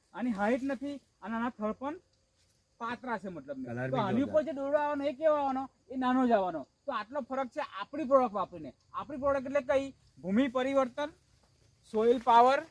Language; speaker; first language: Gujarati; native; Gujarati